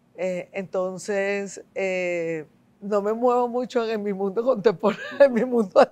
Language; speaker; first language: Spanish; native; Spanish